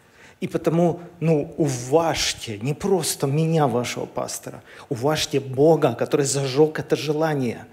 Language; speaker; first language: Russian; native; Russian